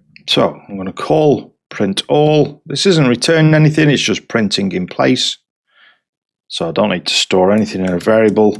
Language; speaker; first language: English; native; English